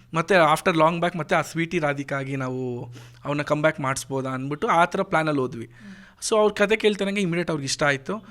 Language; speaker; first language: Kannada; native; Kannada